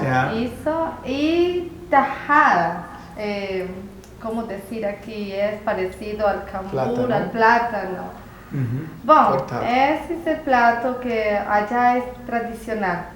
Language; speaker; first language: Portuguese; non-native, learner; Spanish